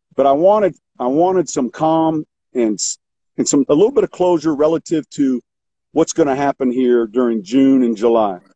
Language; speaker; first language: English; native; English